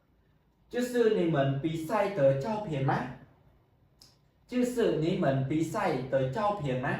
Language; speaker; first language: Chinese; non-native, fluent; Khmer